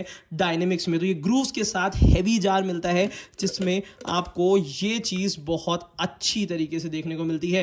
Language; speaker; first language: Hindi; native; Hindi